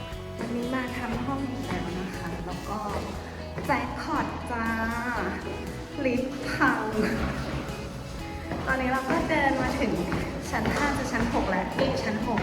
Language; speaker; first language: Thai; native; Thai